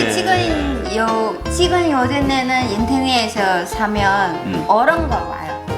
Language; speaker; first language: Korean; non-native, learner; Chinese